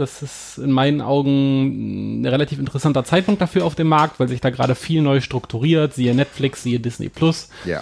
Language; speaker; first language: German; native; German